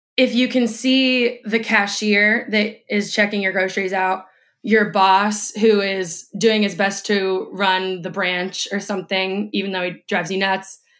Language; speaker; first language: English; native; English